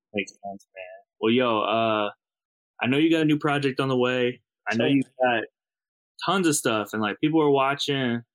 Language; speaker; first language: English; native; English